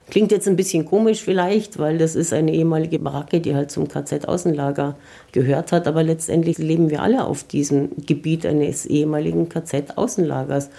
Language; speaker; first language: German; native; German